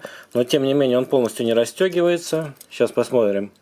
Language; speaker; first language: Russian; native; Russian